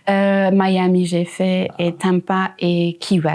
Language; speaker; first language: French; non-native, local second language; Luxembourgish